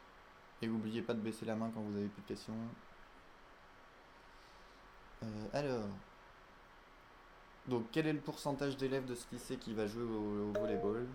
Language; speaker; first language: French; native; French